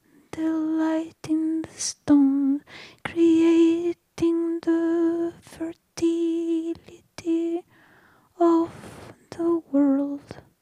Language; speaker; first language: English; non-native, fluent; Spanish